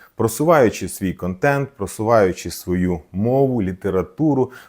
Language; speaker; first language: Ukrainian; non-native, local second language; Russian